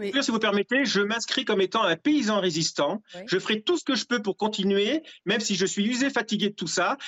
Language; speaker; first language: French; native; French